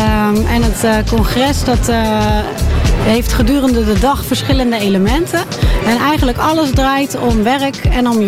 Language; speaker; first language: Dutch; native; Dutch